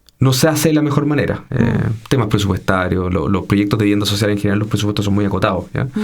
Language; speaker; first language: Spanish; native; Spanish